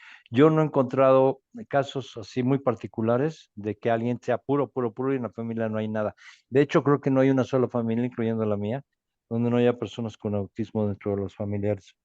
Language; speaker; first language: Spanish; native; Spanish